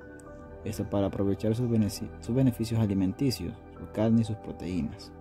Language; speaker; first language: Spanish; native; Spanish